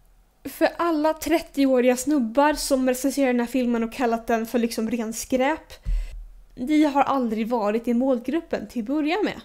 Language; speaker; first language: Swedish; native; Swedish